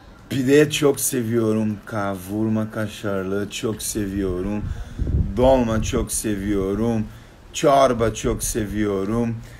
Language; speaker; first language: Turkish; non-native, learner; Portuguese